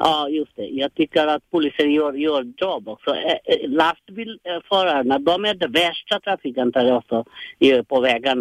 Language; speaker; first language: Swedish; non-native, fluent; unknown